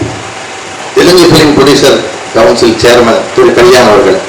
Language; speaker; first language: Tamil; native; Tamil